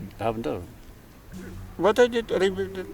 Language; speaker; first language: Russian; non-native, local second language; Kara-Kalpak